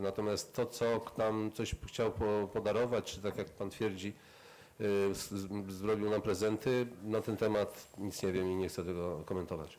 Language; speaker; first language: Polish; native; Polish